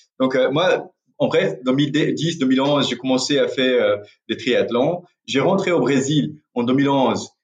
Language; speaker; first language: French; non-native, fluent; Portuguese